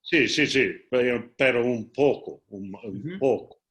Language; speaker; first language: Spanish; non-native, learner; English